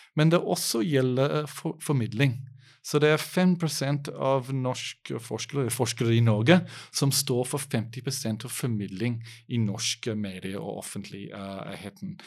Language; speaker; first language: Norwegian; non-native, fluent; English